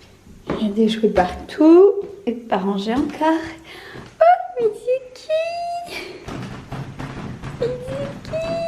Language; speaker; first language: French; native; French